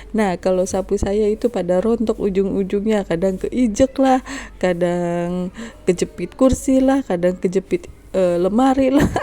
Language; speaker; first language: Indonesian; non-native, local second language; Sundanese